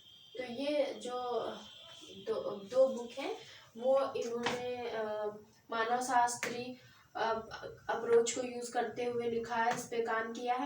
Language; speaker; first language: Hindi; native; Hindi